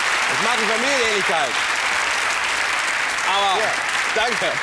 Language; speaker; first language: German; native; German